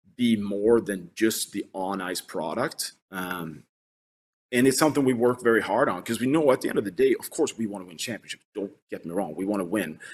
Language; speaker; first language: English; non-native, fluent; Swedish